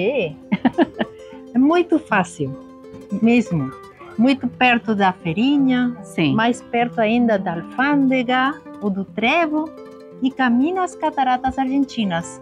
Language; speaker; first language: Portuguese; non-native, fluent; Spanish